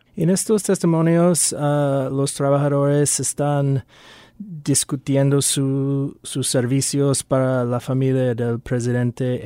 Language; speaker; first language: Spanish; non-native, fluent; English